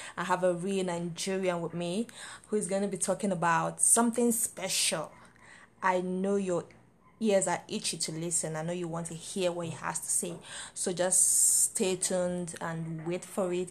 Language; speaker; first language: English; non-native, local second language; Igbo